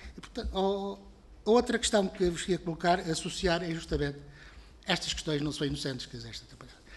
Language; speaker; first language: Portuguese; native; Portuguese